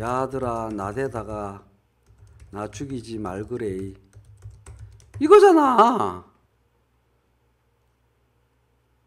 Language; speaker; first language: Korean; native; Korean